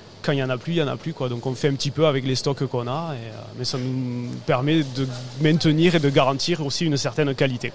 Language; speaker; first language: French; native; French